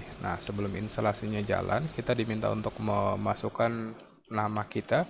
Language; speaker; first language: Indonesian; native; Indonesian